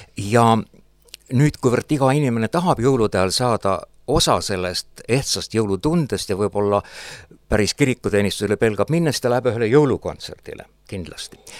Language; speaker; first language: Estonian; native; Estonian